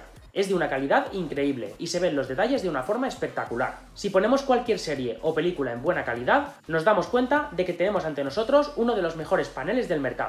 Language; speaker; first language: Spanish; native; Spanish